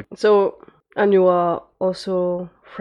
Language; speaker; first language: English; non-native, fluent; French